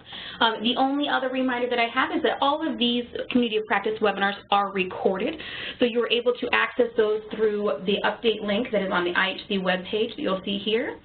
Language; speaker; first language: English; native; English